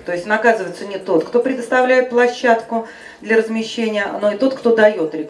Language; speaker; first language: Russian; native; Russian